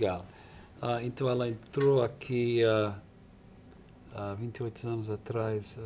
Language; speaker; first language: Portuguese; non-native, fluent; English